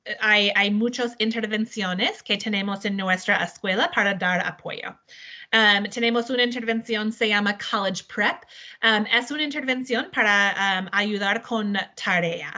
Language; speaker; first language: Spanish; non-native, learner; English